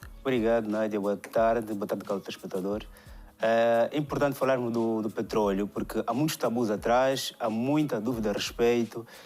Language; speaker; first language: Portuguese; native; Portuguese